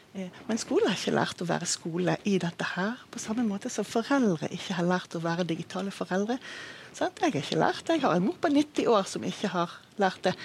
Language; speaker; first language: Norwegian; non-native, fluent; Hebrew